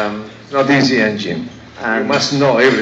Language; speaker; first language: English; non-native, learner; Italian